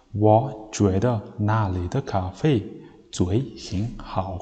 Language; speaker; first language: Chinese; non-native, fluent; Mongolian